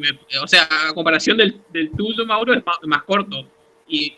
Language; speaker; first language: Spanish; native; Spanish